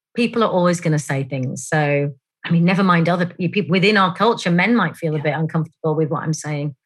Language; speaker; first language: English; native; English